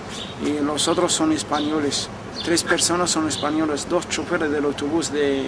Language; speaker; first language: Spanish; non-native, fluent; Arabic